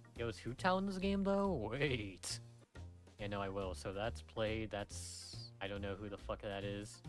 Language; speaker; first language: English; native; English